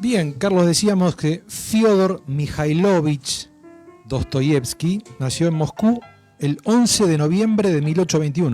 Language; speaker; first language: Spanish; native; Spanish